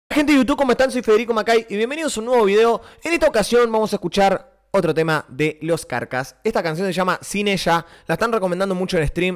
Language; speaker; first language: Spanish; native; Spanish